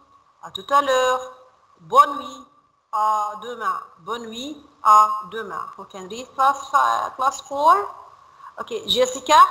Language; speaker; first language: French; non-native, fluent; Arabic